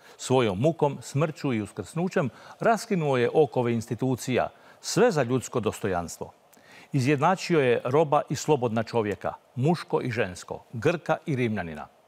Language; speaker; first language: Croatian; native; Croatian